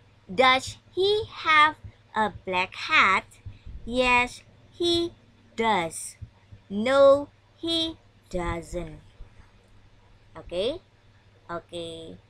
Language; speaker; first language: English; non-native, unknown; Indonesian